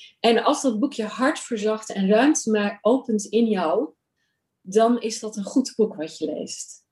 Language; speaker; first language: Dutch; early bilingual, other home language; Urdu